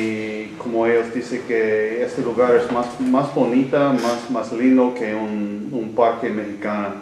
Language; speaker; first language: Spanish; non-native, learner; English